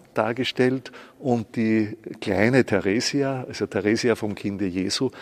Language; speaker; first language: German; native; German